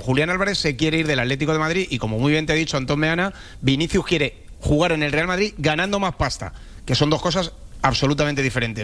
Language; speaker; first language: Spanish; native; Spanish